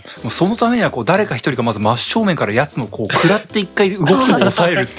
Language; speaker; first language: Japanese; native; Japanese